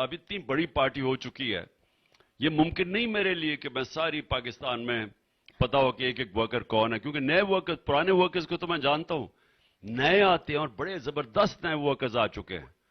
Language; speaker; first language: Urdu; native; Urdu